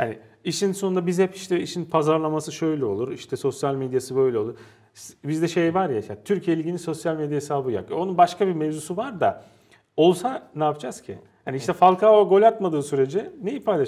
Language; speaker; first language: Turkish; native; Turkish